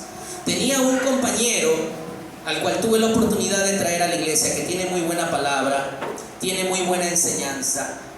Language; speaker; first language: Spanish; native; Spanish